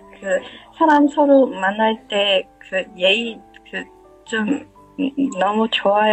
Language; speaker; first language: Korean; non-native, learner; Chinese